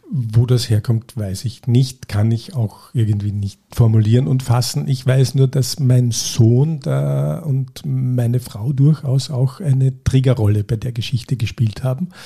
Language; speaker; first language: German; native; German